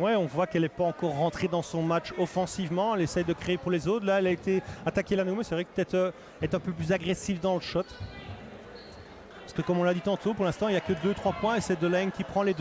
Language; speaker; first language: French; native; French